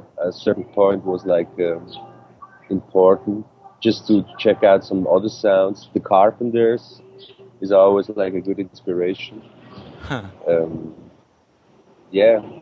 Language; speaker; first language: English; non-native, fluent; Swiss German